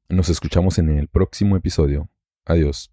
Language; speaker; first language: Spanish; native; Spanish